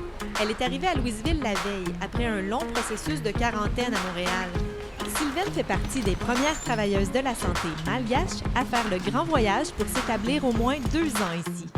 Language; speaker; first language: French; native; French